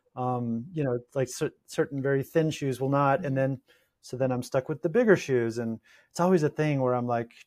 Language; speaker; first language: English; native; English